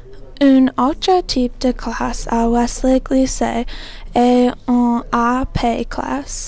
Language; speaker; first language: French; non-native, learner; English